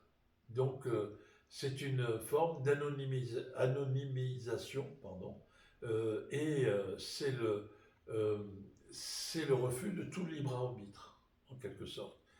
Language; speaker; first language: French; native; French